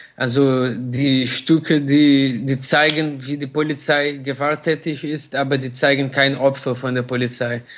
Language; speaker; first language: German; non-native, fluent; Portuguese